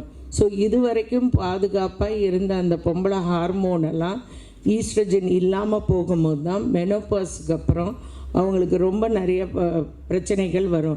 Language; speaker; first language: Tamil; native; Tamil